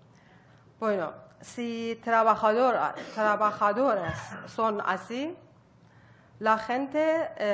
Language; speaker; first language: Spanish; non-native, learner; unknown